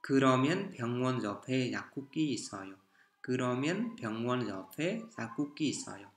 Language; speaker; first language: Korean; non-native, fluent; Vietnamese